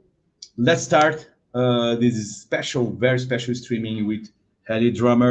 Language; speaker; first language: English; non-native, learner; Portuguese